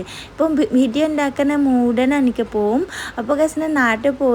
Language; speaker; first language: Malayalam; non-native, local second language; Assamese